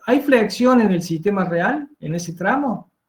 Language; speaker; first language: Spanish; native; Spanish